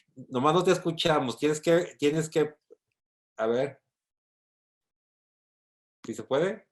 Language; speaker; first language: Spanish; native; Spanish